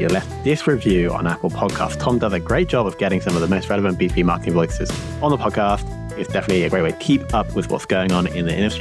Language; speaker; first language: English; native; English